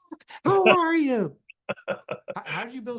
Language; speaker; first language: English; native; English